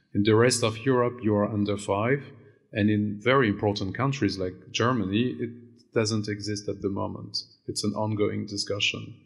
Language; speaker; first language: English; non-native, fluent; German